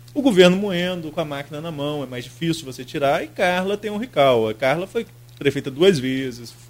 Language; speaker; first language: Portuguese; native; Portuguese